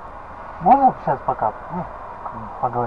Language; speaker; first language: Russian; non-native, local second language; Kyrgyz